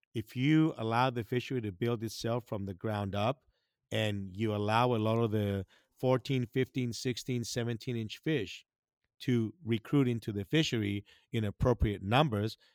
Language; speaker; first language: English; non-native, fluent; Greek